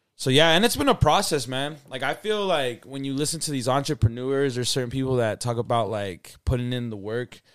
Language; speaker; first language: English; native; English